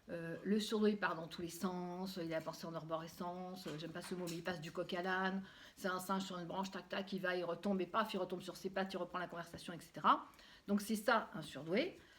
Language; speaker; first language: French; native; French